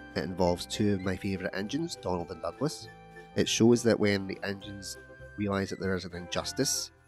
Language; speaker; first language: English; native; English